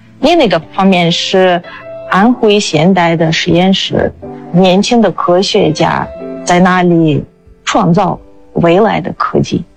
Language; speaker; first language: Chinese; non-native, fluent; Russian